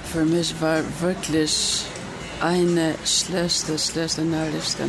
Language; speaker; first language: German; non-native, learner; Albanian